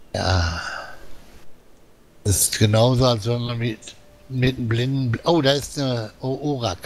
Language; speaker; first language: German; native; German